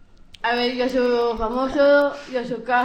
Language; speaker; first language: Spanish; non-native, local second language; Basque